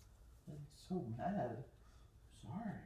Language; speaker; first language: English; native; English